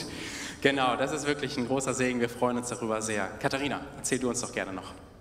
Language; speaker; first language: German; native; German